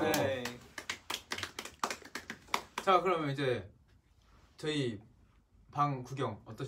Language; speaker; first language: Korean; native; Korean